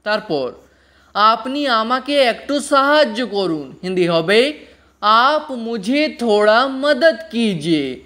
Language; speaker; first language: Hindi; non-native, fluent; Bangla